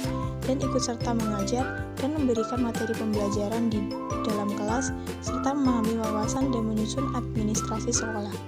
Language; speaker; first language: Indonesian; native; Indonesian